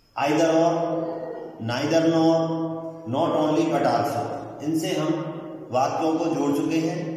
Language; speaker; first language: Hindi; native; Hindi